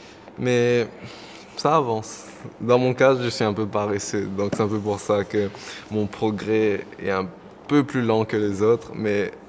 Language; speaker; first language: French; non-native, local second language; Morisyen